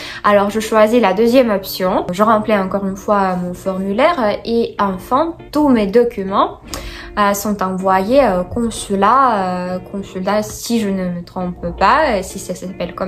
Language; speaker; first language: French; non-native, fluent; Russian